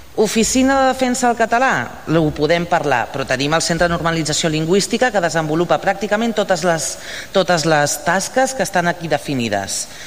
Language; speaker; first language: Catalan; non-native, local second language; Spanish